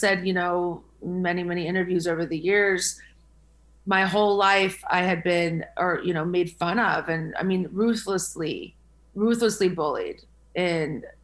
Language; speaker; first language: English; native; English